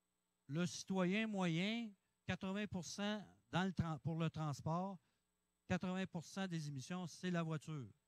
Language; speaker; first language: French; native; French